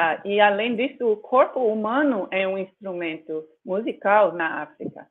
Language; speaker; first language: Portuguese; non-native, fluent; English